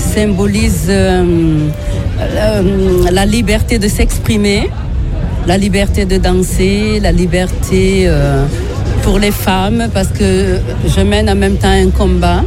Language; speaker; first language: French; native; French